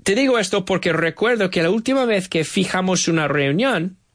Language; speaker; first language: Spanish; non-native, learner; English